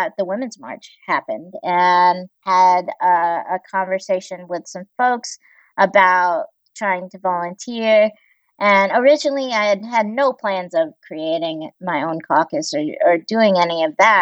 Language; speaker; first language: English; native; English